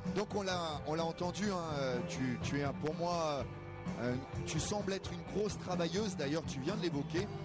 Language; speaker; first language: French; native; French